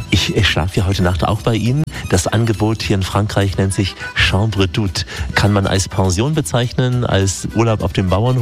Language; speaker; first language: German; native; German